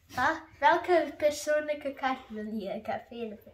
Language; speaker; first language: Dutch; non-native, learner; German